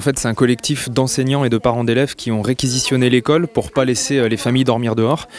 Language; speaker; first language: French; native; French